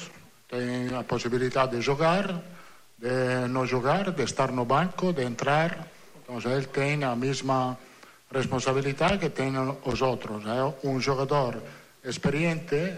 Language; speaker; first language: Portuguese; non-native, learner; Italian